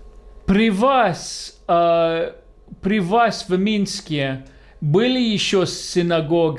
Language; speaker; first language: Russian; non-native, fluent; English